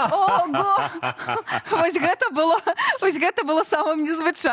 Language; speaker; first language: Belarusian; native; Belarusian